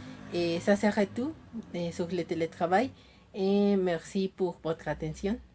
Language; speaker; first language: French; non-native, learner; Spanish